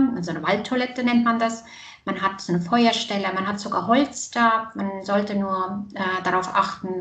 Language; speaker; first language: German; non-native, fluent; Estonian